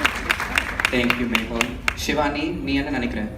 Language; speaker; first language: Tamil; early bilingual, heritage; Tamil